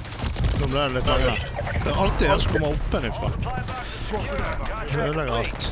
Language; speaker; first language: Norwegian; native; Norwegian